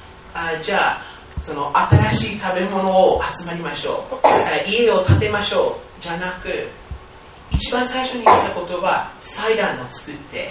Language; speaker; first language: Japanese; non-native, fluent; English